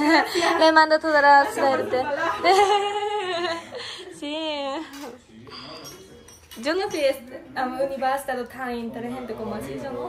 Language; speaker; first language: Spanish; non-native, learner; Japanese